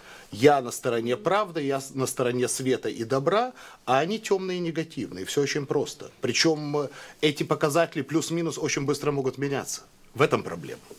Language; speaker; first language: Russian; native; Russian